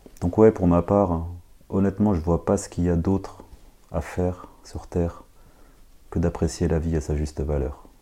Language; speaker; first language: French; early bilingual, other home language; Khmer